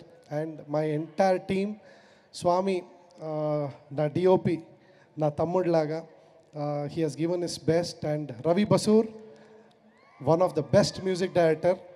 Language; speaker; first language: Telugu; non-native, learner; Kannada